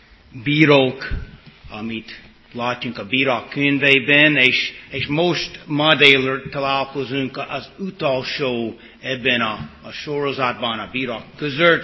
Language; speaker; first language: Hungarian; non-native, fluent; English